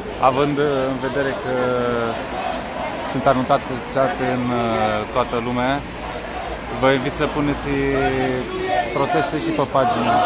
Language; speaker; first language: Romanian; native; Romanian